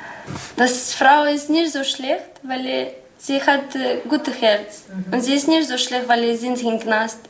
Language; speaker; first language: German; non-native, learner; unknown